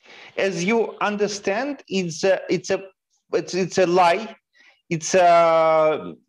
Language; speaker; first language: English; non-native, fluent; Ukrainian